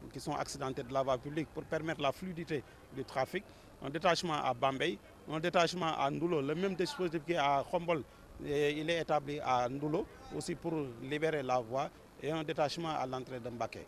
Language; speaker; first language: French; non-native, local second language; Wolof